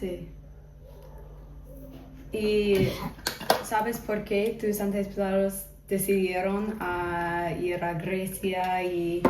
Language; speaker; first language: Spanish; non-native, fluent; English